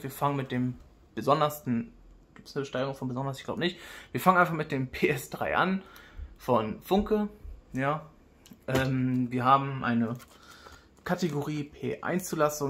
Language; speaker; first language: German; native; German